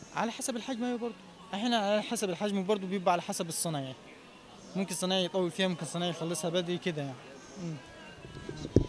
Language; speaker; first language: Egyptian Arabic; native; Egyptian Arabic